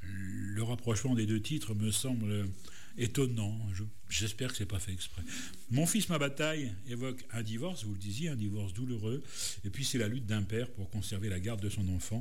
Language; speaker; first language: French; native; French